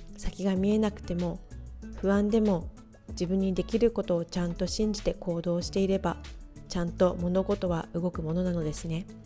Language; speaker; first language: Japanese; native; Japanese